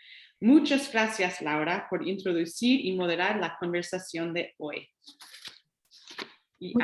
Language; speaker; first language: Spanish; non-native, fluent; English